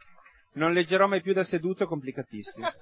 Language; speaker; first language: Italian; native; Italian